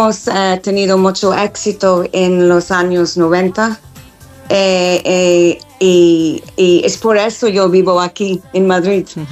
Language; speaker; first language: Spanish; non-native, learner; English